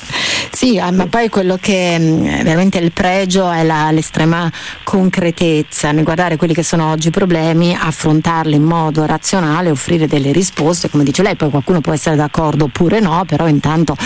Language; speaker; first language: Italian; native; Italian